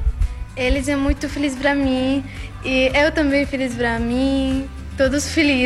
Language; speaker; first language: Portuguese; non-native, learner; Arabic